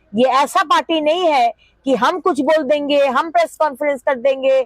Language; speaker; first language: Hindi; non-native, local second language; Bangla